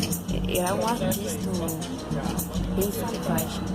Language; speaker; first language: Portuguese; non-native, fluent; French